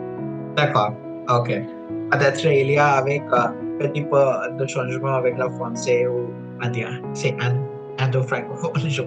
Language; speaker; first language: French; non-native, fluent; Punjabi